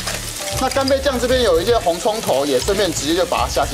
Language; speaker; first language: Chinese; native; Chinese